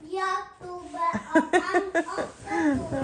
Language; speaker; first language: Swedish; early bilingual, other home language; Mongolian